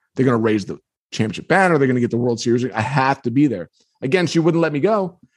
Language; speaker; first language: English; native; English